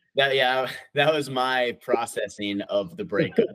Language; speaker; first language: English; native; English